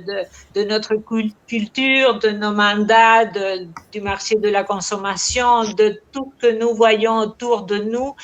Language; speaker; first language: French; non-native, fluent; Spanish